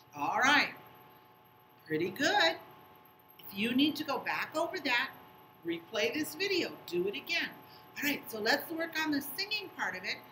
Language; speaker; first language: English; native; English